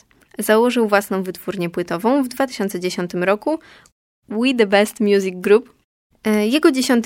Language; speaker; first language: Polish; native; Polish